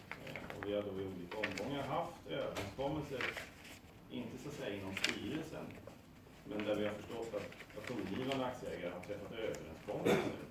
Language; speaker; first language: Swedish; native; Swedish